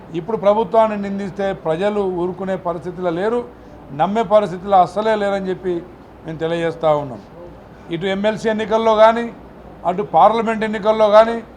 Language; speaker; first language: Telugu; non-native, local second language; Lambadi